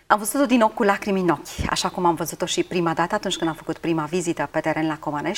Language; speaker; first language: Romanian; native; Romanian